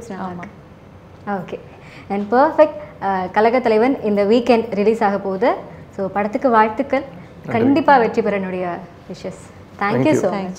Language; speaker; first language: Tamil; native; Tamil